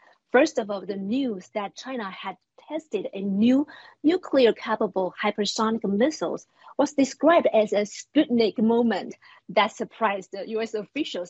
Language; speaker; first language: English; non-native, fluent; Chinese